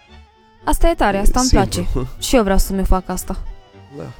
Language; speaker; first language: Romanian; native; Romanian